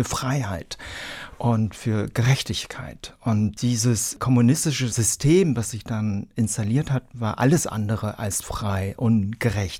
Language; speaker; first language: German; early bilingual, other home language; Vietnamese